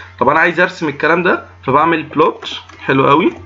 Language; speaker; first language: Arabic; native; Arabic